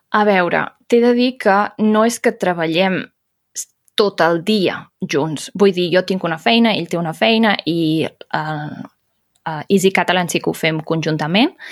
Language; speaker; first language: Catalan; native; Catalan